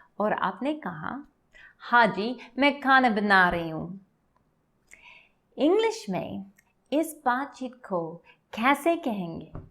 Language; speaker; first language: Hindi; non-native, learner; English